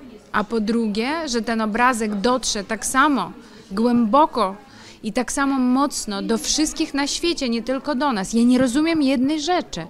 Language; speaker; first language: Polish; non-native, fluent; Ukrainian